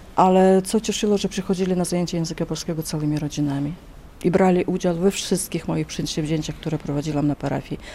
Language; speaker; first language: Polish; early bilingual, heritage; Polish